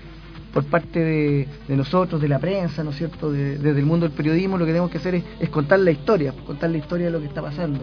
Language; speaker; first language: Spanish; native; Spanish